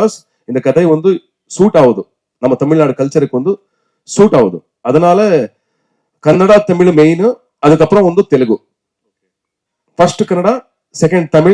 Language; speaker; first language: Tamil; non-native, learner; Kannada